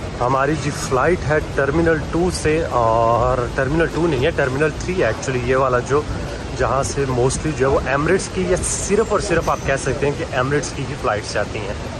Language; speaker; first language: Hindi; native; Hindi